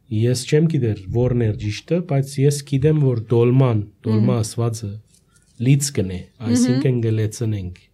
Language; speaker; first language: Armenian; early bilingual, heritage; Armenian